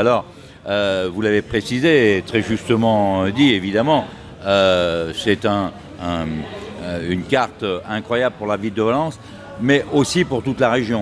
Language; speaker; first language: French; native; French